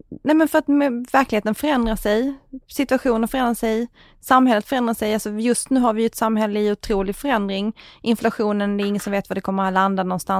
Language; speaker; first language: Swedish; native; Swedish